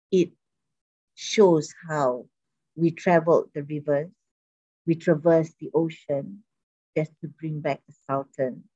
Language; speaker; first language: English; early bilingual, other home language; Malay